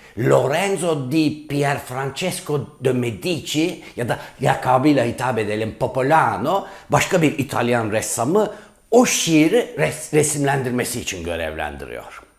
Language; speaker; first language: Turkish; native; Turkish